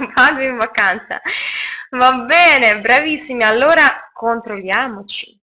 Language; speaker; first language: Italian; non-native, fluent; Russian